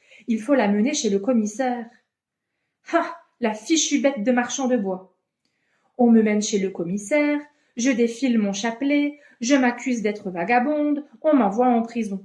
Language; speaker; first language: French; native; French